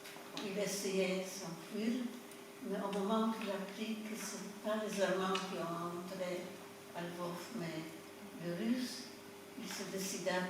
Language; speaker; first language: French; non-native, fluent; Polish